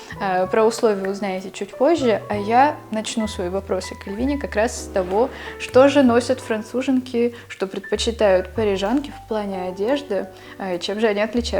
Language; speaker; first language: Russian; native; Russian